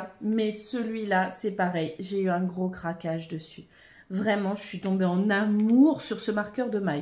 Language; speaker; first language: French; native; French